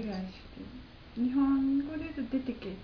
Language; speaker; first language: French; non-native, learner; Japanese